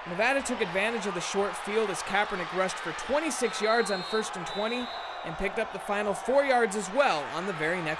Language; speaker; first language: English; native; English